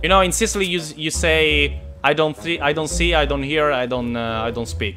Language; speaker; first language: English; non-native, fluent; Italian